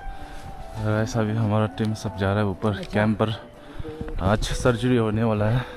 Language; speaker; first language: Hindi; non-native, fluent; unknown